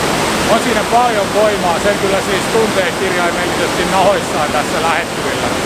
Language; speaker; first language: Finnish; native; Finnish